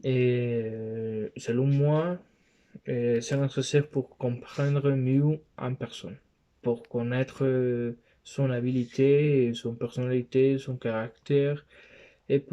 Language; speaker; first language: French; non-native, learner; Spanish